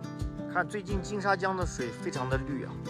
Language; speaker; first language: Chinese; native; Chinese